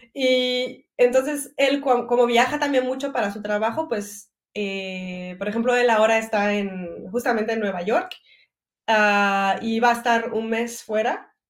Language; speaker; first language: Spanish; non-native, fluent; French